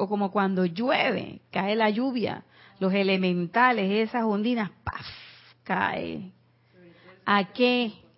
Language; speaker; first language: Spanish; native; Spanish